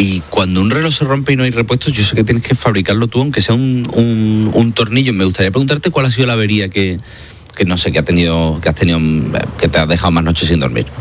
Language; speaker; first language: Spanish; native; Spanish